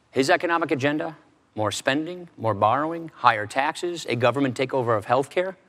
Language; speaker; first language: English; native; English